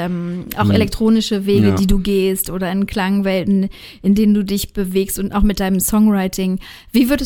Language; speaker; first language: German; native; German